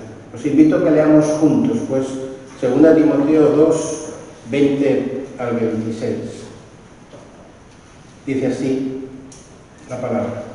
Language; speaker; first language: Spanish; native; Spanish